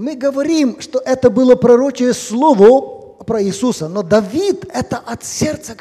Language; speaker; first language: Polish; non-native, learner; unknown